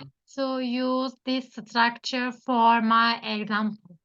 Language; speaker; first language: English; non-native, learner; Turkish